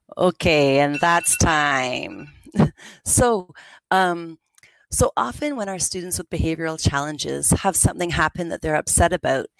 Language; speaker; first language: English; native; English